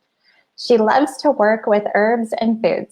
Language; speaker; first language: English; native; English